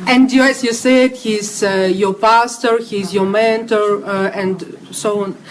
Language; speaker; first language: English; non-native, learner; Russian